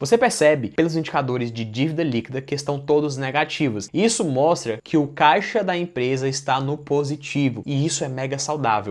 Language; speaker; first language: Portuguese; native; Portuguese